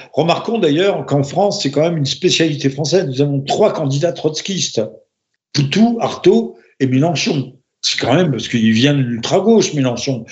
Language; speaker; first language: French; native; French